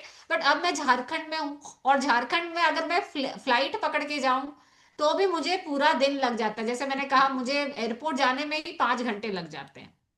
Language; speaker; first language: Hindi; native; Hindi